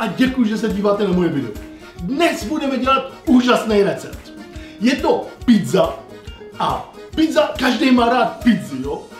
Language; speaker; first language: Czech; non-native, fluent; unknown